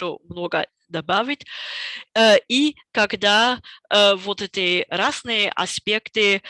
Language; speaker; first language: Russian; non-native, fluent; German